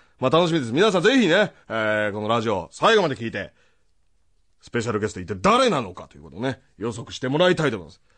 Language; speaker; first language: Japanese; native; Japanese